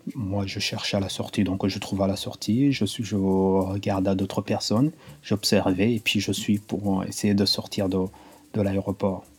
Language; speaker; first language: French; non-native, local second language; Kinyarwanda